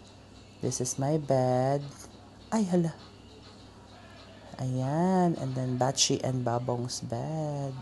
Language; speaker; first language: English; non-native, local second language; Filipino